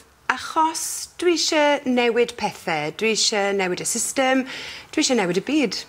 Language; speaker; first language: Welsh; non-native, learner; English